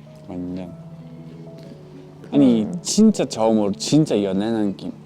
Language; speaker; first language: Korean; non-native, fluent; English